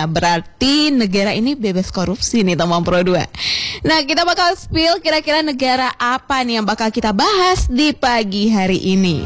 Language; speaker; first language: Indonesian; native; Indonesian